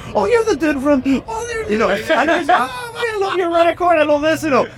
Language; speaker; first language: English; native; English